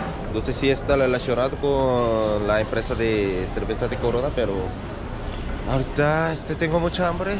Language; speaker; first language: Spanish; non-native, learner; Korean